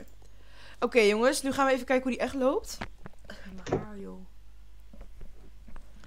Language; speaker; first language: Dutch; native; Dutch